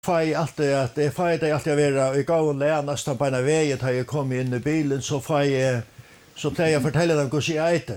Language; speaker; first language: Swedish; non-native, learner; Faroese